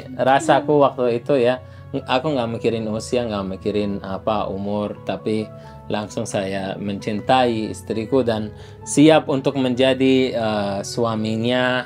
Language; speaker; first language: Indonesian; non-native, fluent; Arabic